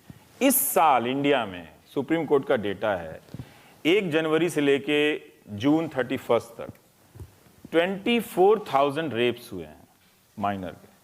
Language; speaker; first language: Hindi; native; Hindi